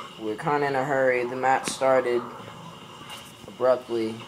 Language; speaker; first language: English; native; English